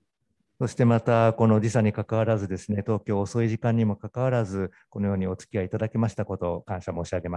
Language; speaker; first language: Japanese; native; Japanese